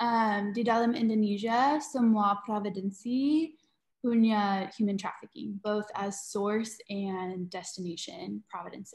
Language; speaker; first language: Indonesian; non-native, learner; English